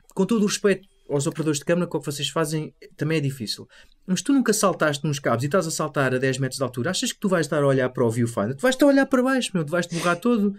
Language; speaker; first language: Portuguese; native; Portuguese